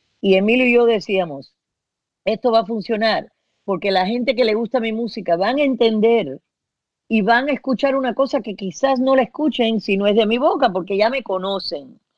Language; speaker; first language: Spanish; early bilingual, heritage; Spanish